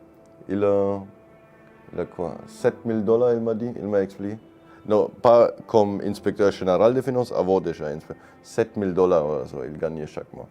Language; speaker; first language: French; non-native, fluent; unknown